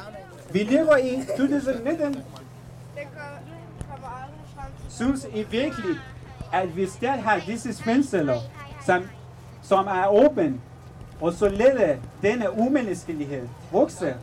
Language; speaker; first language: Danish; non-native, fluent; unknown